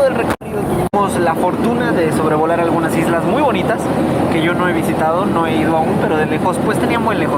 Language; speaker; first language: Spanish; native; Spanish